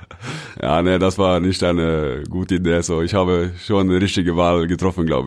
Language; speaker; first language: German; non-native, fluent; Norwegian